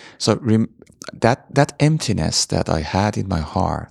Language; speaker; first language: English; non-native, fluent; Persian